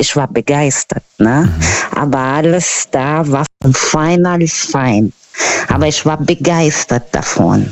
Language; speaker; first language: German; non-native, fluent; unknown